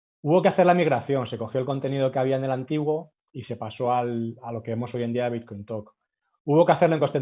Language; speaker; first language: Spanish; native; Spanish